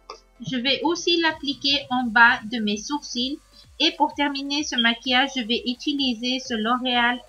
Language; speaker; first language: French; non-native, learner; Spanish